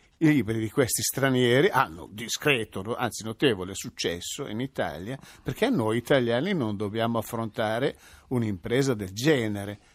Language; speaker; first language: Italian; native; Italian